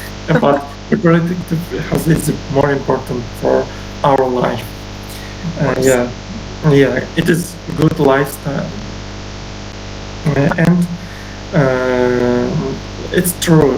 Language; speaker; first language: English; non-native, learner; Uzbek